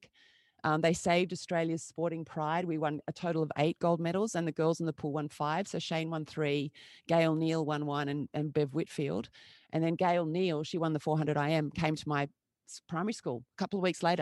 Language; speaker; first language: English; native; English